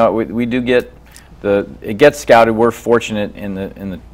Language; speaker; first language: English; native; English